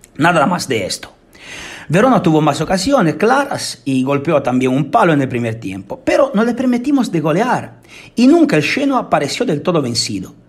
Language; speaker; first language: Spanish; non-native, fluent; Italian